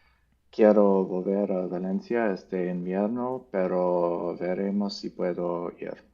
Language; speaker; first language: Spanish; non-native, learner; English